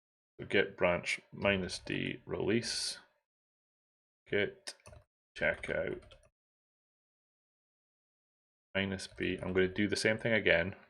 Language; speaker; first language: English; native; English